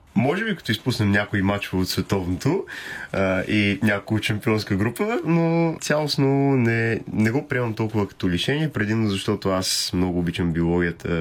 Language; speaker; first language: Bulgarian; native; Bulgarian